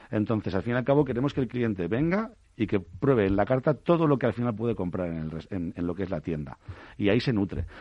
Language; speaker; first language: Spanish; native; Spanish